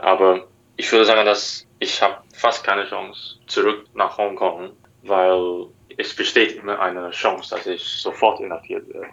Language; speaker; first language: German; non-native, learner; Cantonese